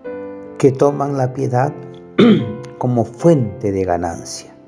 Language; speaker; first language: Spanish; native; Spanish